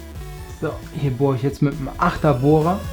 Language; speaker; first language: German; native; German